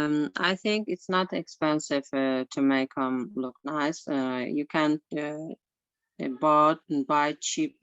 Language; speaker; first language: English; non-native, learner; Azerbaijani